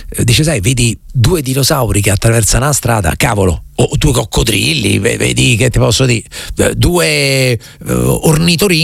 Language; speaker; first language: Italian; native; Italian